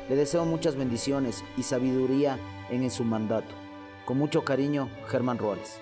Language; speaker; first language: Spanish; native; Spanish